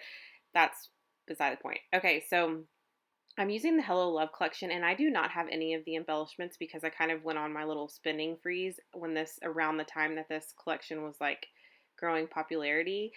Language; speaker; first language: English; native; English